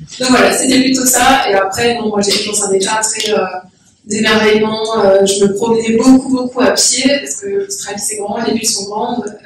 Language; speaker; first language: French; native; French